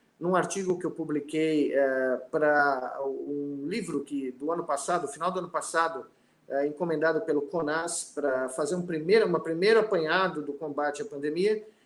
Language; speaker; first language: Portuguese; native; Portuguese